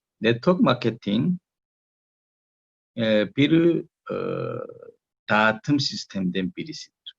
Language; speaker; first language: Turkish; non-native, learner; Korean